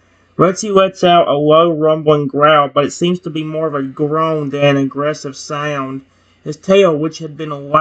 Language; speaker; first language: English; native; English